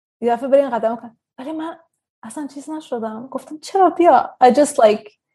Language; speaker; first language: Persian; early bilingual, heritage; Persian